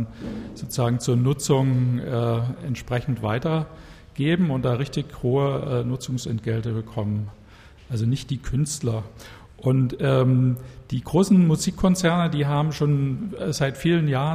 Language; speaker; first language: German; native; German